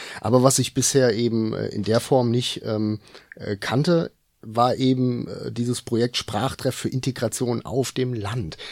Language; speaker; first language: German; native; German